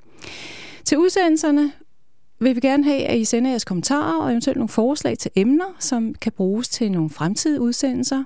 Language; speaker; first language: Danish; native; Danish